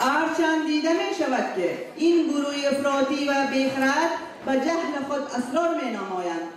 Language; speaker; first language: Persian; non-native, local second language; Uzbek